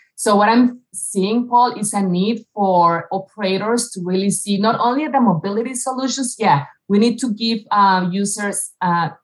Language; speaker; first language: English; non-native, fluent; Spanish